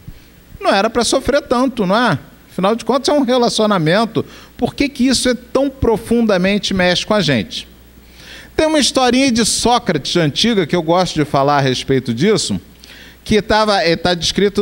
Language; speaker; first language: Portuguese; native; Portuguese